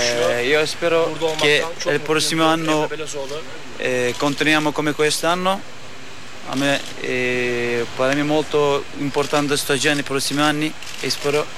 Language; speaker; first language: Italian; non-native, learner; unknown